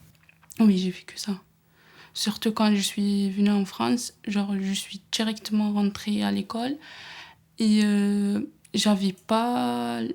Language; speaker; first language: French; non-native, local second language; Arabic